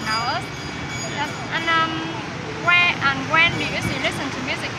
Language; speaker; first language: English; non-native, learner; Vietnamese